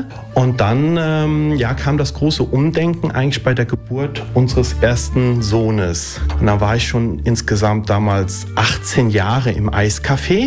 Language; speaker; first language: German; early bilingual, other home language; Italian